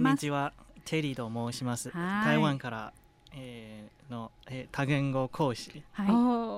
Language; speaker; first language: Japanese; non-native, fluent; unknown